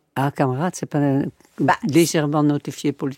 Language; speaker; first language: French; non-native, fluent; Dutch